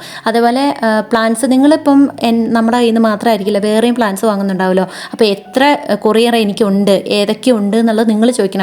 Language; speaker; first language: Malayalam; native; Malayalam